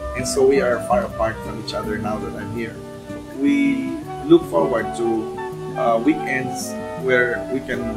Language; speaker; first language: English; non-native, local second language; Cebuano